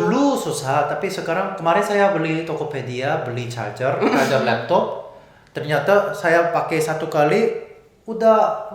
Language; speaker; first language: Indonesian; non-native, fluent; Korean